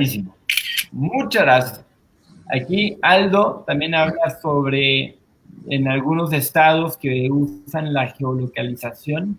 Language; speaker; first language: Spanish; native; Spanish